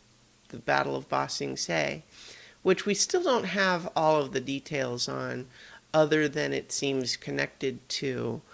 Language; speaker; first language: English; native; English